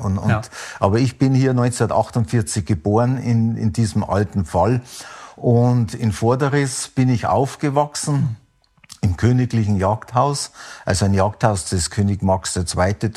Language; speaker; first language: German; native; German